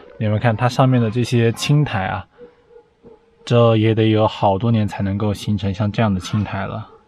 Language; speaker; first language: Chinese; native; Chinese